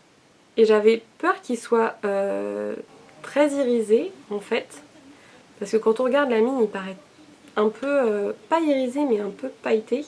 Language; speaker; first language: French; native; French